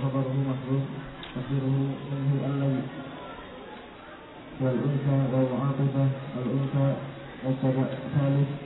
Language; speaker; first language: Arabic; non-native, learner; Indonesian